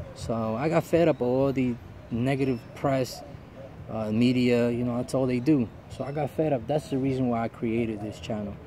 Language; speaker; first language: English; early bilingual, other home language; Spanish